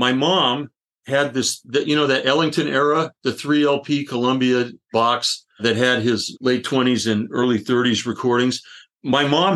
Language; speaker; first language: English; native; English